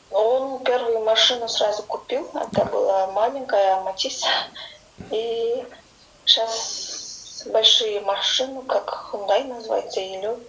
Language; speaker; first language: Russian; non-native, learner; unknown